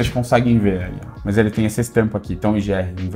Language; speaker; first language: Portuguese; native; Portuguese